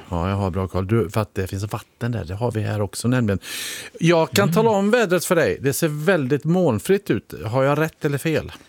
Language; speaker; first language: Swedish; native; Swedish